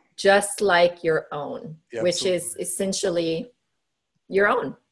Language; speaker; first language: English; non-native, local second language; Cebuano